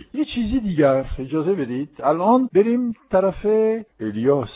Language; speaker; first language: Persian; non-native, fluent; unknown